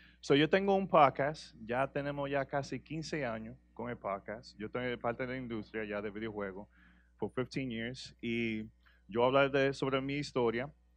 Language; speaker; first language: Spanish; early bilingual, heritage; Spanish